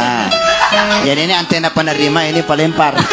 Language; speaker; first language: Indonesian; native; Indonesian